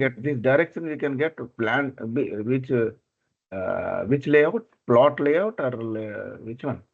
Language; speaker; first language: English; non-native, learner; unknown